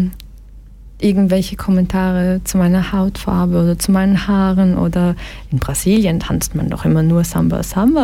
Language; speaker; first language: German; early bilingual, other home language; Portuguese